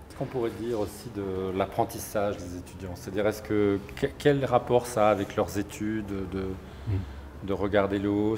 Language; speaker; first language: French; native; French